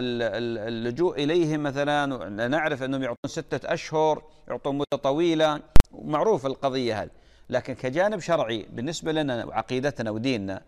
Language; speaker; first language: Arabic; native; Arabic